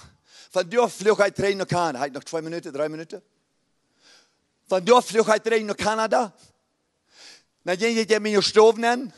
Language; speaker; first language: German; early bilingual, heritage; Plautdietsch